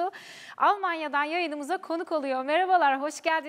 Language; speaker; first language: Turkish; native; Turkish